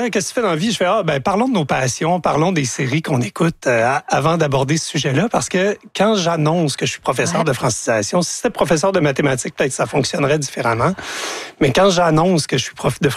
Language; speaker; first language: French; native; French